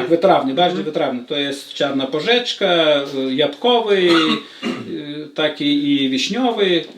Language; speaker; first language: Polish; non-native, learner; Lithuanian